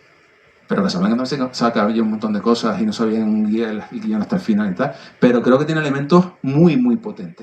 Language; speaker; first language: Spanish; native; Spanish